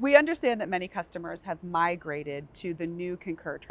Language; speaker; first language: English; native; English